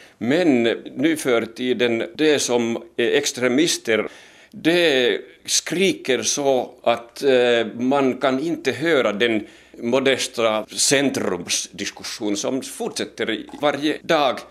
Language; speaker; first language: Swedish; non-native, local second language; Finnish